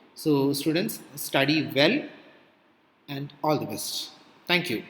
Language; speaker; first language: English; non-native, local second language; Malayalam